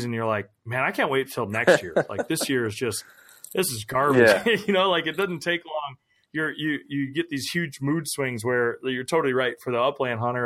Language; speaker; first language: English; native; English